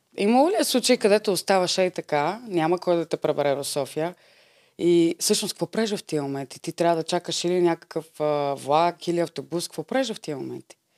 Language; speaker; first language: Bulgarian; native; Bulgarian